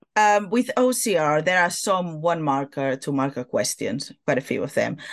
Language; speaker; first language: English; non-native, fluent; Catalan